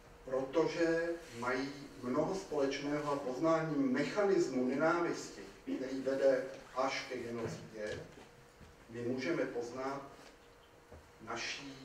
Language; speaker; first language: Czech; native; Czech